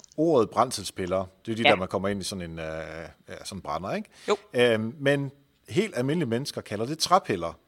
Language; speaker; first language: Danish; non-native, fluent; Dutch